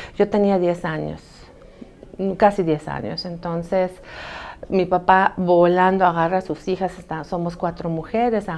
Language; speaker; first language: Spanish; early bilingual, other home language; Arabic